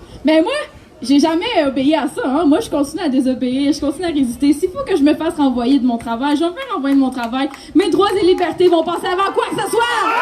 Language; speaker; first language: French; native; French